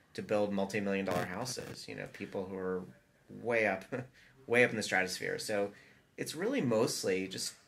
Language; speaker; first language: English; native; English